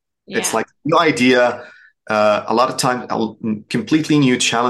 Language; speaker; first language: English; non-native, fluent; Arabic